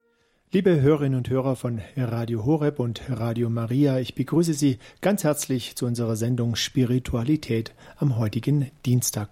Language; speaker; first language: German; native; German